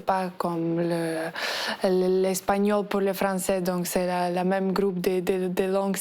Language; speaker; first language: French; non-native, fluent; Ukrainian